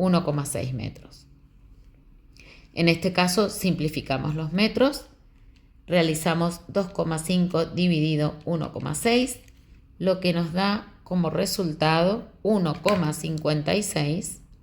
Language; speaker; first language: Spanish; native; Spanish